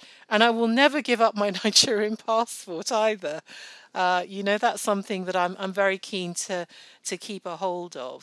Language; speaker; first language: English; non-native, local second language; Yoruba